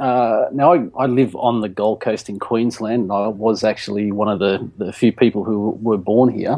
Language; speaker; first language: English; native; English